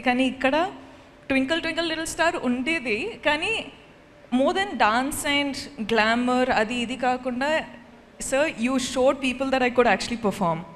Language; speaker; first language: Telugu; non-native, fluent; Kodava